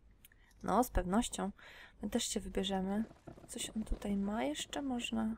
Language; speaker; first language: Polish; native; Polish